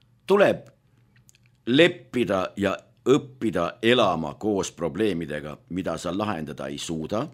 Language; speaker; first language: Estonian; native; Estonian